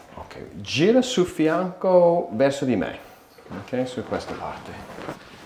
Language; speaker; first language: Italian; non-native, learner; English